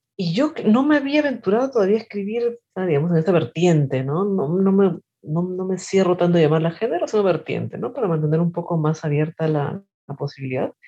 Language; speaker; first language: Spanish; native; Spanish